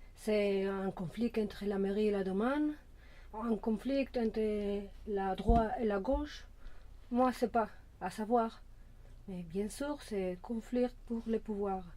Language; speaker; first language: French; non-native, fluent; Spanish